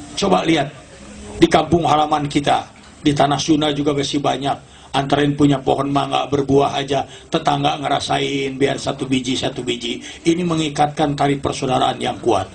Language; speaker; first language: Indonesian; non-native, local second language; Sundanese